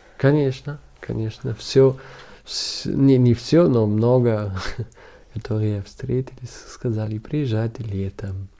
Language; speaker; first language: Russian; non-native, learner; German